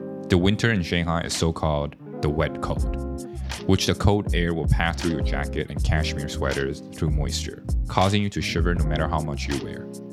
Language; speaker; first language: English; early bilingual, other home language; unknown